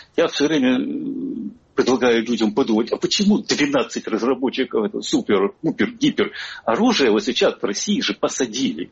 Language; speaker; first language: Russian; native; Russian